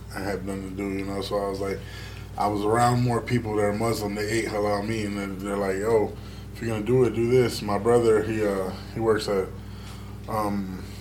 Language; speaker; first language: English; native; English